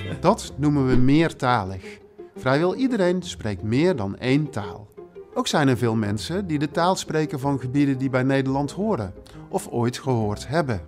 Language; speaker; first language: Dutch; native; Dutch